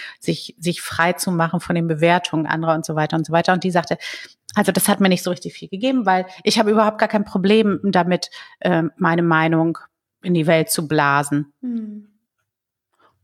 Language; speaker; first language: German; native; German